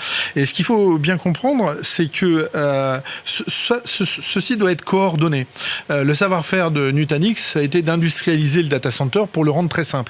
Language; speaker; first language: French; native; French